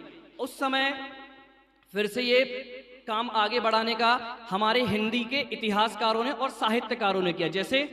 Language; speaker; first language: Hindi; native; Hindi